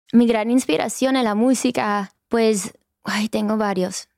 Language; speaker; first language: Spanish; early bilingual, heritage; Spanish